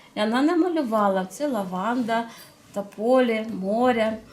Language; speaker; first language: Ukrainian; non-native, local second language; Russian